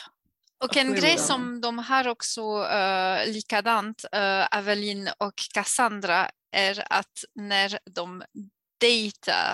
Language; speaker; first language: Swedish; non-native, fluent; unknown